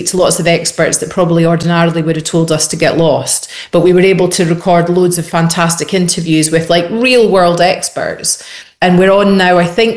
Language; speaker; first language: English; native; English